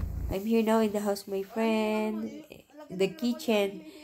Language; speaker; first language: English; non-native, local second language; Filipino